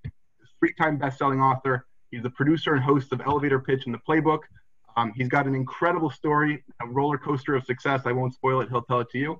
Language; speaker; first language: English; native; English